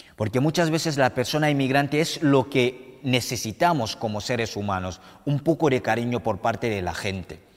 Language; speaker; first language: Spanish; non-native, fluent; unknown